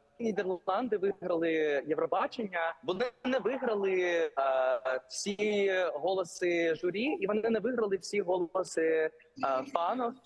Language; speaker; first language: Ukrainian; early bilingual, heritage; English